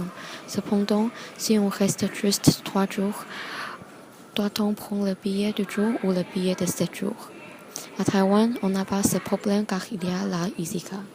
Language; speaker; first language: French; non-native, learner; Chinese